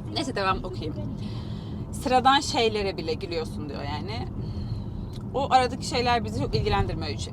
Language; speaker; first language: Turkish; native; Turkish